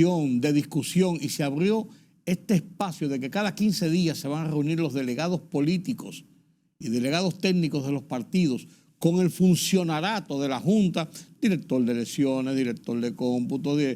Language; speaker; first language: Spanish; native; Spanish